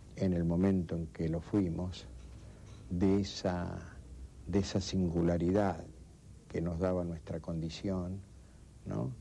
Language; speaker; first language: Spanish; native; Spanish